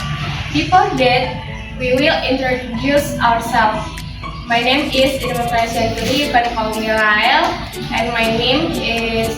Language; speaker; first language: English; non-native, learner; Indonesian